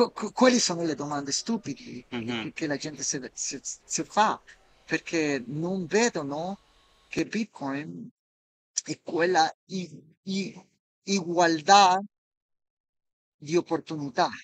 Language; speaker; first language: Italian; non-native, fluent; Spanish